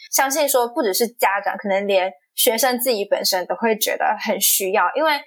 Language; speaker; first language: Chinese; native; Chinese